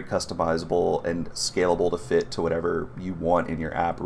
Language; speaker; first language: English; native; English